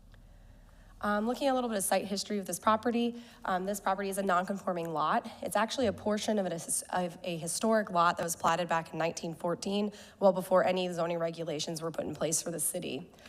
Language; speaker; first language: English; native; English